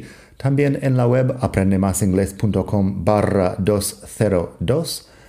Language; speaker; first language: Spanish; non-native, fluent; English